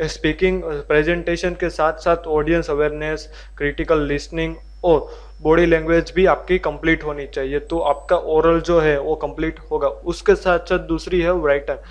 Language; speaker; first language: Hindi; non-native, local second language; Gujarati